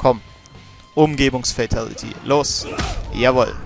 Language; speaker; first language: German; native; German